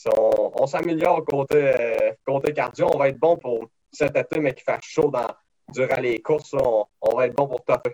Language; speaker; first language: French; native; French